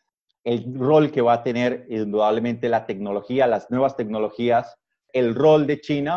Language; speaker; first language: Spanish; native; Spanish